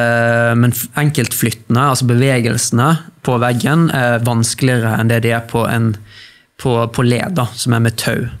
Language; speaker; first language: Norwegian; native; Norwegian